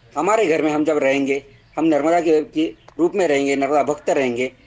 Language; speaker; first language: Hindi; non-native, local second language; Marathi